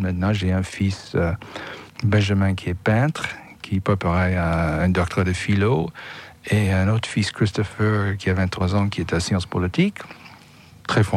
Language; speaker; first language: French; non-native, fluent; English